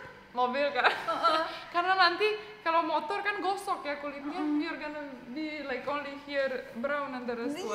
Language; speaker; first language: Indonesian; non-native, fluent; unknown